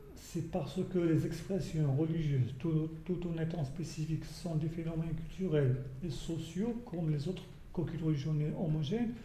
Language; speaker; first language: French; non-native, local second language; Arabic